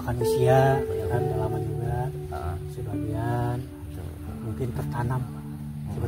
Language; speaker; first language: Indonesian; native; Indonesian